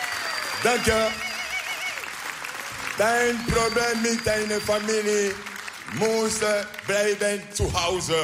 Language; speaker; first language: Dutch; non-native, learner; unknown